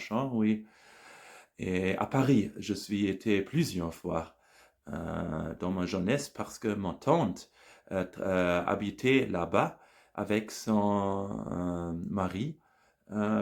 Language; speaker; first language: French; non-native, learner; German